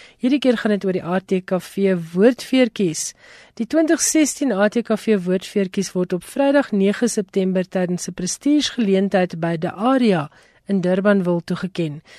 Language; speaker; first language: Afrikaans; native; Afrikaans